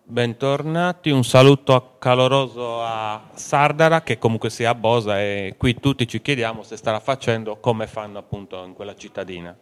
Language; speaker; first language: Italian; native; Italian